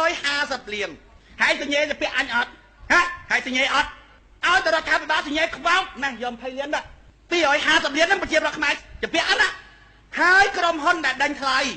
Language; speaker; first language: Khmer; native; Khmer